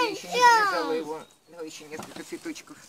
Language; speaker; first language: Russian; native; Russian